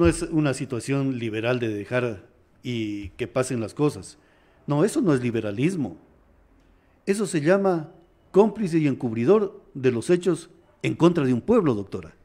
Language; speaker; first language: Spanish; native; Spanish